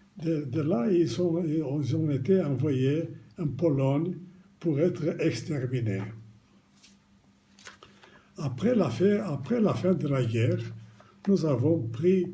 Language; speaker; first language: French; non-native, fluent; Romanian